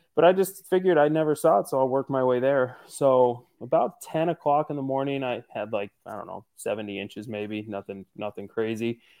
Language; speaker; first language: English; native; English